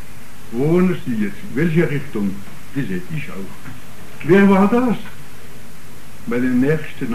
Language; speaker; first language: German; non-native, fluent; French